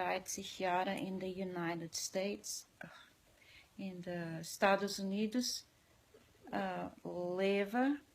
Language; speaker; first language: German; early bilingual, heritage; German